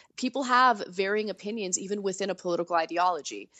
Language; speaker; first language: English; native; English